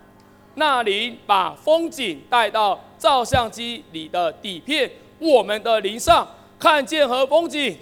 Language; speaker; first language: Chinese; native; Chinese